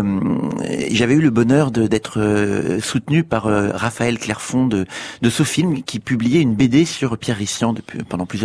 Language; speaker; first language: French; native; French